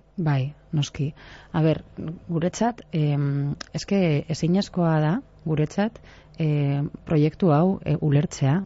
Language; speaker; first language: Basque; non-native, local second language; Spanish